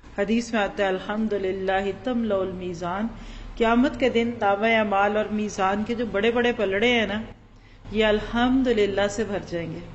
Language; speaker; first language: Urdu; non-native, local second language; Punjabi